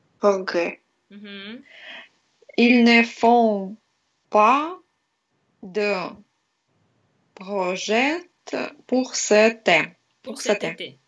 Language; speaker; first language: French; non-native, learner; Russian